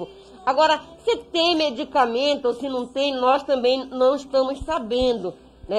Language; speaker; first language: Portuguese; native; Portuguese